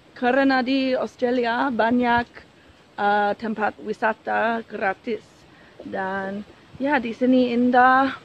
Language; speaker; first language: Indonesian; non-native, learner; English